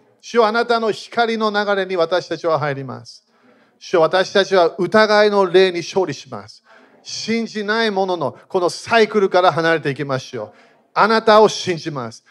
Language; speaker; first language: Japanese; non-native, fluent; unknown